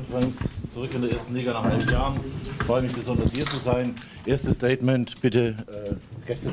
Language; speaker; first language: German; native; German